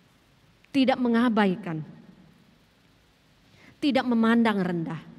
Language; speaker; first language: Indonesian; native; Indonesian